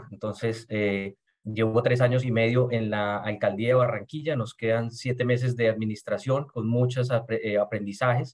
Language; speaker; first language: Spanish; native; Spanish